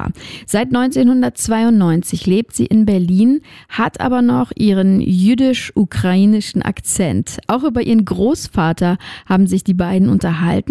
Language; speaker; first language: German; native; German